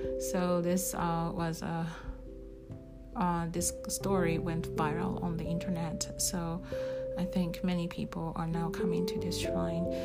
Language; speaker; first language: English; non-native, fluent; Japanese